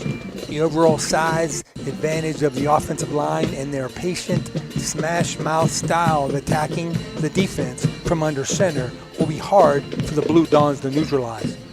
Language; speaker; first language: English; native; English